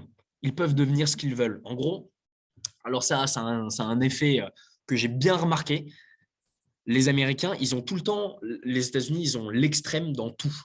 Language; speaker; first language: French; native; French